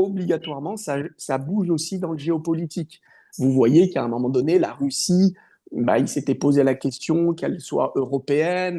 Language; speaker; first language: French; native; French